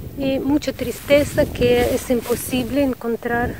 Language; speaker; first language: Spanish; non-native, fluent; Russian